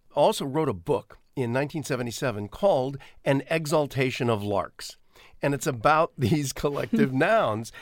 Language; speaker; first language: English; native; English